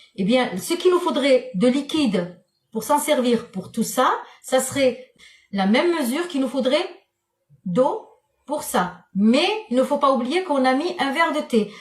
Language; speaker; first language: French; non-native, local second language; Arabic